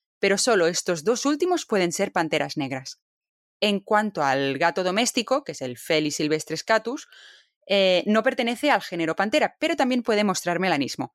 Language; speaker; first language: Spanish; native; Spanish